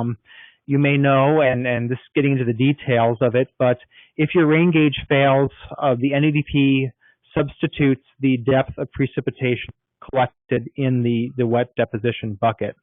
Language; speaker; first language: English; native; English